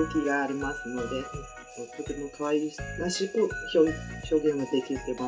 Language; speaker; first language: Japanese; non-native, fluent; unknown